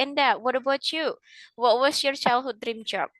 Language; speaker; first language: English; non-native, fluent; Indonesian